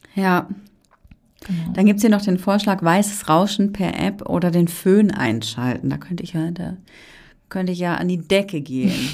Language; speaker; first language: German; native; German